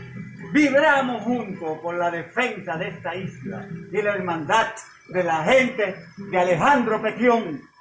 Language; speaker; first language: Spanish; native; Spanish